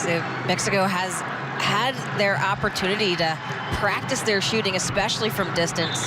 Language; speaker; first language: English; native; English